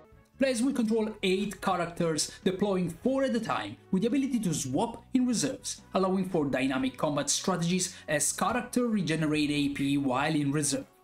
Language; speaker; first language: English; non-native, fluent; Italian